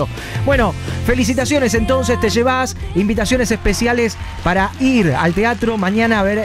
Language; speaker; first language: Spanish; native; Spanish